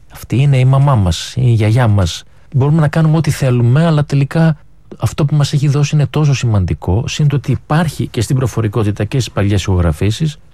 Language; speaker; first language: Greek; native; Greek